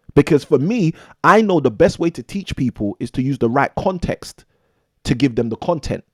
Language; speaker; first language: English; native; English